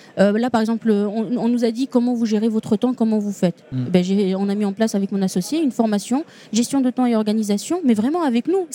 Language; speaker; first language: French; non-native, local second language; Arabic